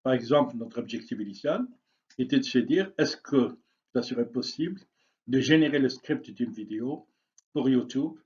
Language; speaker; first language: French; non-native, local second language; Arabic